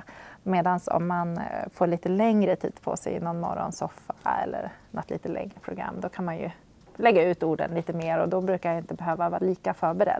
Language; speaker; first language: Swedish; native; Swedish